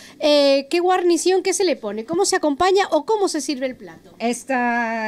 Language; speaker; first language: Spanish; native; Spanish